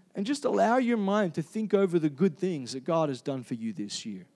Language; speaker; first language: English; native; English